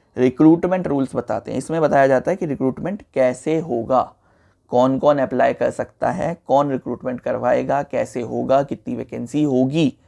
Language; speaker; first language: Hindi; native; Hindi